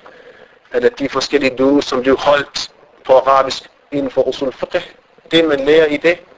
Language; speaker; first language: Danish; non-native, fluent; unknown